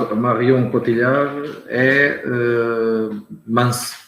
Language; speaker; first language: French; non-native, learner; Portuguese